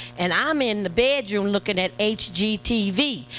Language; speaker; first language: English; native; English